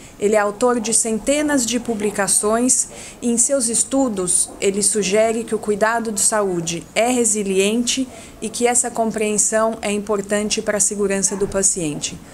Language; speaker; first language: Portuguese; native; Portuguese